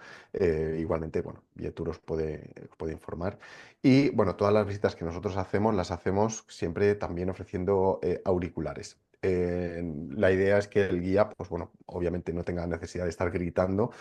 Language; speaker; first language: Spanish; native; Spanish